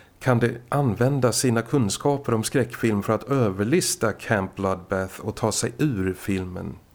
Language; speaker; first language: Swedish; native; Swedish